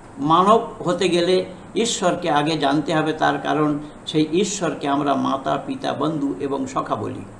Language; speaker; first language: Bangla; non-native, fluent; Hindi